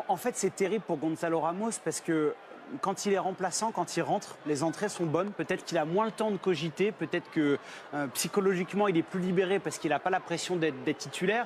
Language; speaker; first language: French; native; French